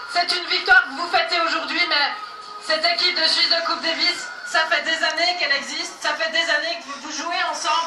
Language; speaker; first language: French; native; French